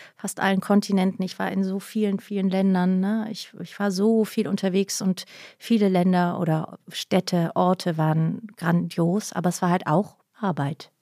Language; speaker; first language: German; native; German